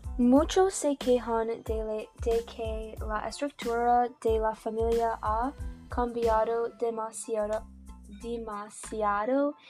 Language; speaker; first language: Spanish; non-native, learner; English